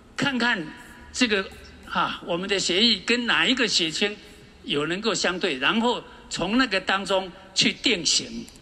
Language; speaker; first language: Chinese; native; Chinese